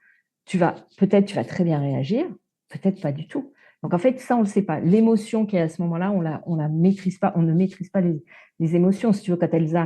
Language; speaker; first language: French; native; French